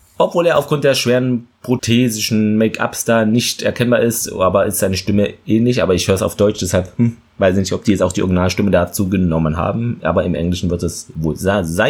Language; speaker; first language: German; native; German